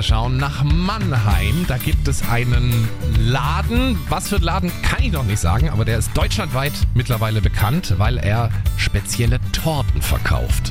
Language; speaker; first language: German; native; German